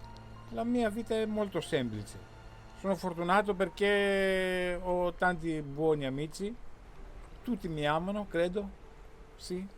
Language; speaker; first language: Italian; non-native, fluent; Greek